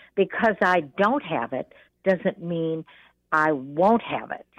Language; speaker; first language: English; native; English